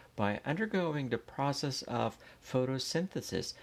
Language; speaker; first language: English; non-native, fluent; Persian